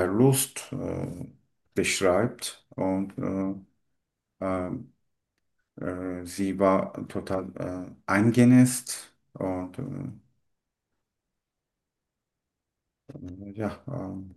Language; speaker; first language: German; non-native, learner; Turkish